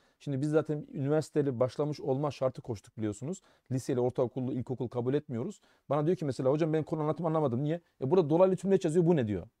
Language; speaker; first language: Turkish; early bilingual, heritage; German